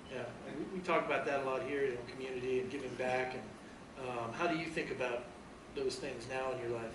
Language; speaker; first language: English; native; English